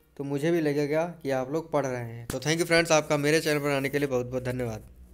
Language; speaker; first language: Hindi; native; Hindi